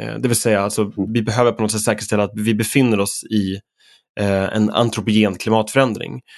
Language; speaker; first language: Swedish; native; Swedish